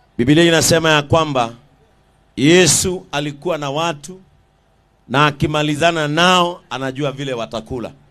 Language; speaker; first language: Swahili; non-native, local second language; Kikuyu